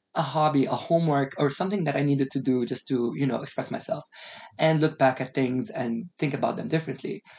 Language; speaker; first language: English; non-native, fluent; Arabic